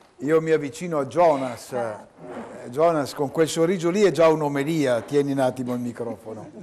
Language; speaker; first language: Italian; native; Italian